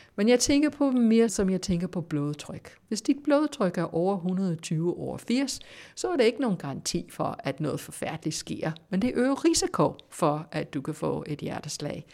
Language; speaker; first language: Danish; non-native, fluent; English